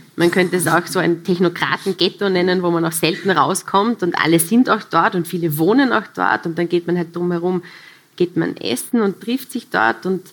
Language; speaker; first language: German; native; German